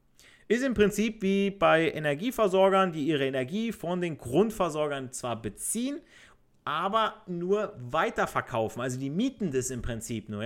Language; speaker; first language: German; native; German